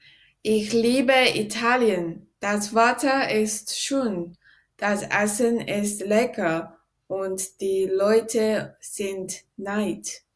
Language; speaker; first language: German; non-native, learner; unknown